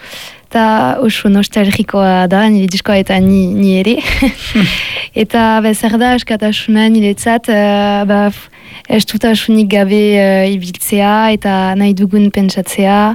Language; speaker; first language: Basque; non-native, local second language; French